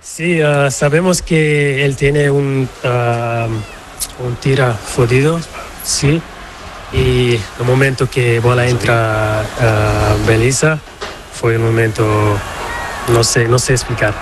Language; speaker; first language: Spanish; non-native, learner; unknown